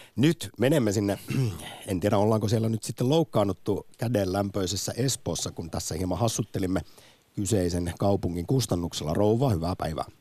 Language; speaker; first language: Finnish; native; Finnish